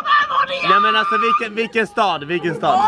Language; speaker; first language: Swedish; native; Swedish